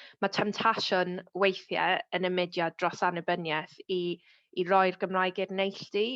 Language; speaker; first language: Welsh; native; Welsh